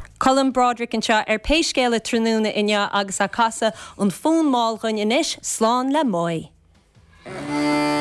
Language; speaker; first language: Irish; native; Irish